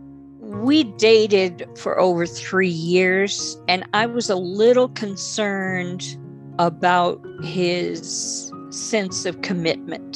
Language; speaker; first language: English; native; English